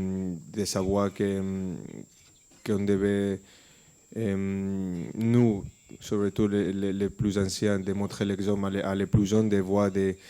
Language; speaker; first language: French; non-native, fluent; Spanish